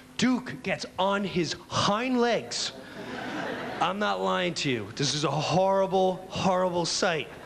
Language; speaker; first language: English; native; English